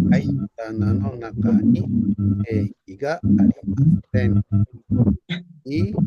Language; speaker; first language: Japanese; non-native, fluent; Indonesian